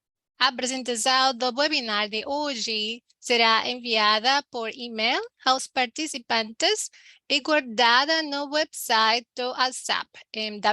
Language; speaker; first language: Portuguese; non-native, learner; Spanish